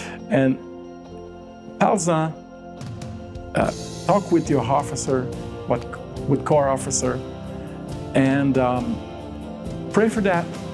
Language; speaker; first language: English; non-native, learner; French